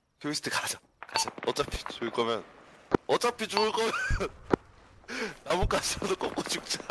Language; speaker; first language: Korean; native; Korean